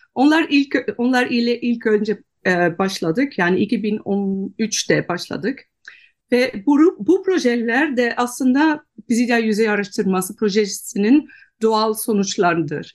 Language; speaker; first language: Turkish; non-native, fluent; Dutch